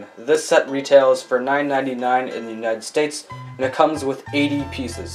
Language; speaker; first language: English; native; English